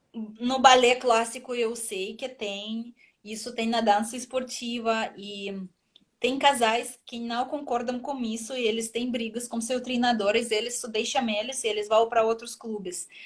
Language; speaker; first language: Portuguese; non-native, fluent; Russian